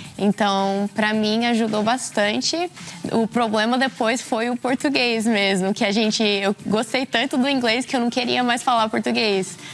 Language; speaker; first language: Portuguese; early bilingual, heritage; Portuguese